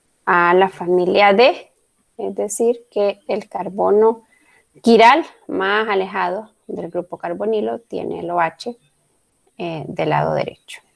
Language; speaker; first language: Spanish; native; Spanish